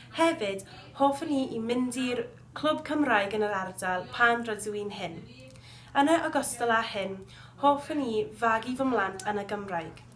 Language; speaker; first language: Welsh; non-native, local second language; English